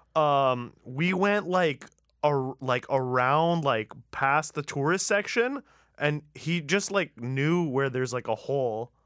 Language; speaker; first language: English; early bilingual, other home language; Persian